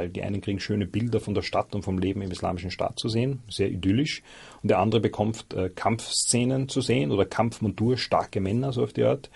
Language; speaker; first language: German; native; German